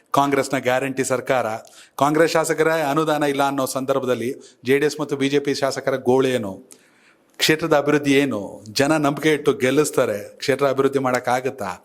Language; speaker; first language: Kannada; native; Kannada